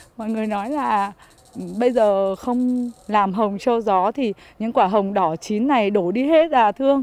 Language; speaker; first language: Vietnamese; non-native, local second language; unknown